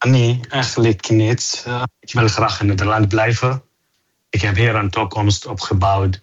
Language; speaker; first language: Dutch; non-native, fluent; Arabic